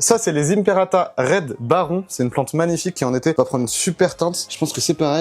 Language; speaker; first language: French; native; French